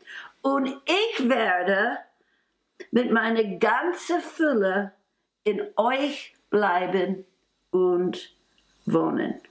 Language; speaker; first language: German; non-native, fluent; English